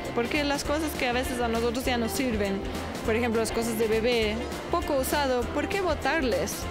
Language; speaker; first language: Spanish; non-native, fluent; German